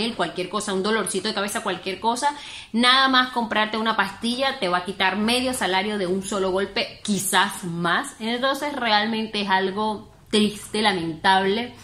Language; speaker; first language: Spanish; native; Spanish